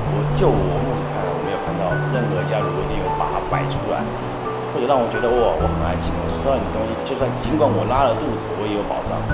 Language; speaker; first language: Chinese; native; Chinese